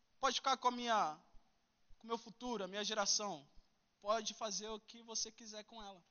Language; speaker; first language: Portuguese; early bilingual, heritage; Portuguese